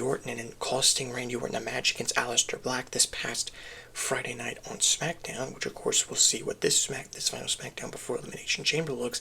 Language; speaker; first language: English; native; English